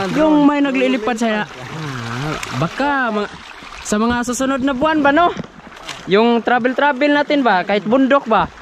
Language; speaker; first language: Filipino; non-native, local second language; Cebuano